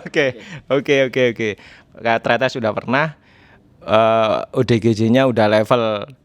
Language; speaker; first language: Indonesian; native; Indonesian